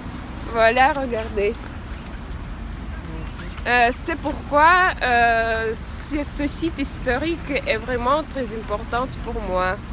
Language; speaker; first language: French; non-native, fluent; Russian